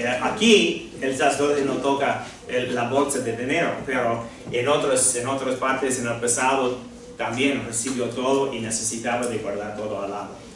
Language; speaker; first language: Spanish; non-native, fluent; English